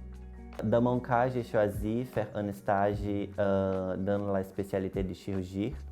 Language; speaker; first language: French; non-native, learner; Portuguese